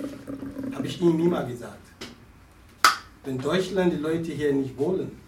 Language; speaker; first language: German; non-native, learner; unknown